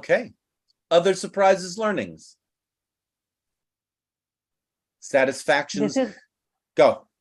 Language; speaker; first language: English; non-native, fluent; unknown